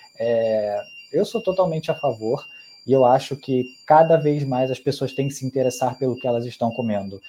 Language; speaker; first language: Portuguese; early bilingual, other home language; Spanish